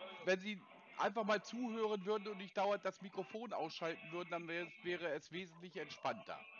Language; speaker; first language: German; native; German